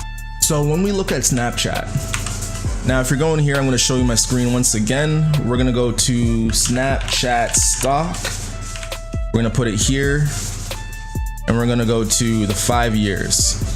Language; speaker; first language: English; native; English